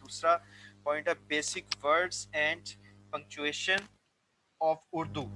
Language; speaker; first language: Urdu; non-native, local second language; Punjabi